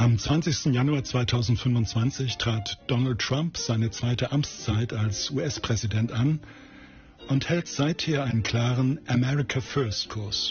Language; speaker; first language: German; native; German